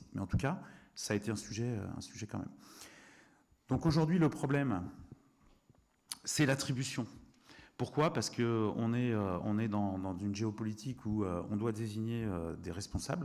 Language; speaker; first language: French; native; French